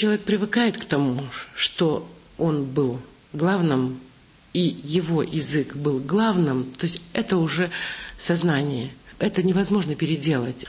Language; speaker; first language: Russian; non-native, local second language; Kazakh